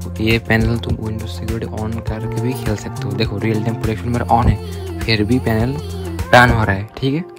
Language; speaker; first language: Hindi; non-native, learner; Bangla